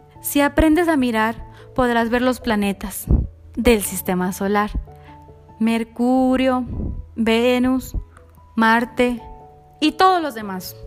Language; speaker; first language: Spanish; native; Spanish